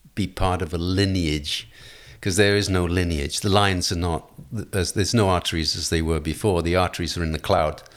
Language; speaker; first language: English; native; English